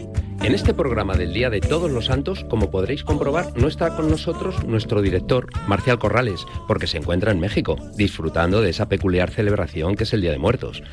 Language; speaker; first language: Spanish; native; Spanish